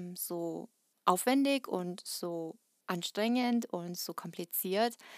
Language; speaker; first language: German; early bilingual, other home language; Russian